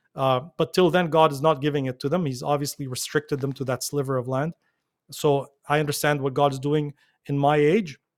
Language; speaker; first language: English; non-native, fluent; Arabic